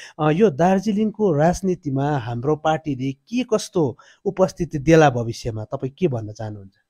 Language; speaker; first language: Nepali; native; Nepali